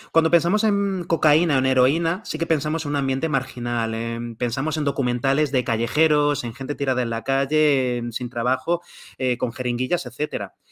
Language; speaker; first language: Spanish; native; Spanish